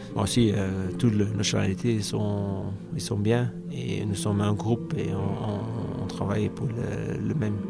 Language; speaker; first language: French; non-native, local second language; Dutch